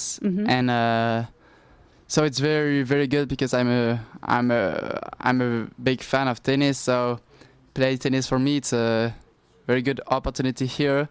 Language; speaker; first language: English; non-native, learner; French